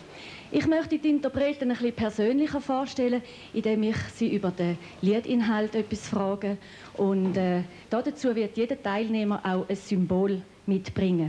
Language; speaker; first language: German; native; German